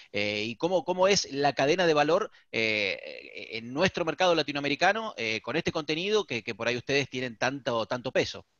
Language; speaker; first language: Spanish; native; Spanish